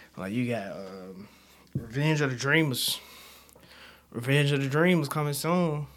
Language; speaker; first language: English; native; English